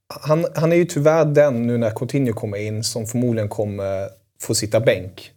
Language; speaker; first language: Swedish; native; Swedish